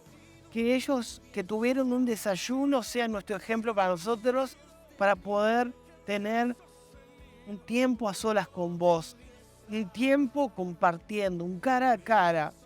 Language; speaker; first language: Spanish; native; Spanish